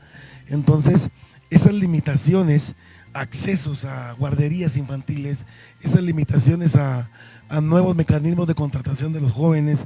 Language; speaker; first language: Spanish; native; Spanish